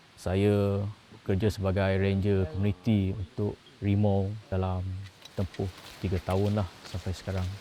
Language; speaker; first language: Malay; non-native, local second language; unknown